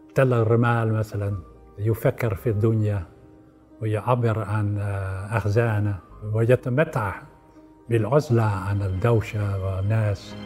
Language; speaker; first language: Arabic; non-native, fluent; Dutch